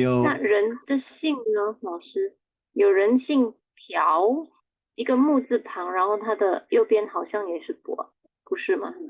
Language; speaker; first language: Chinese; early bilingual, heritage; Chinese